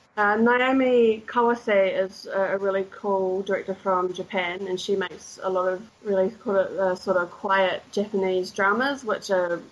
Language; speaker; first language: English; native; English